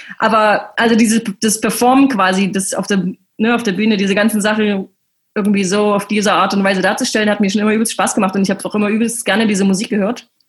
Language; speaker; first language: German; native; German